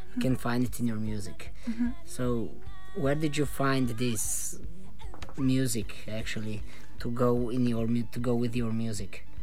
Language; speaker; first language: English; non-native, fluent; Slovenian